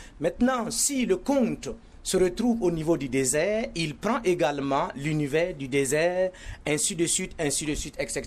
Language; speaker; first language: French; non-native, local second language; Mossi